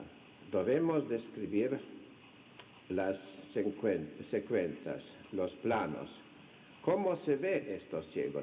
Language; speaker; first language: Spanish; non-native, fluent; Slovenian